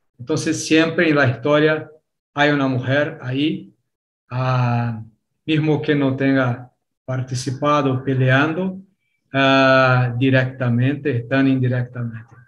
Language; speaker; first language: Spanish; non-native, learner; Portuguese